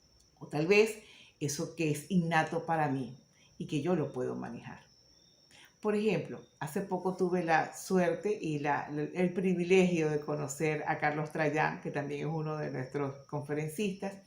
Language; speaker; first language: Spanish; native; Spanish